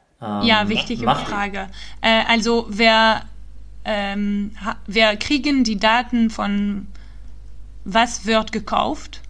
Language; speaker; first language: German; early bilingual, heritage; German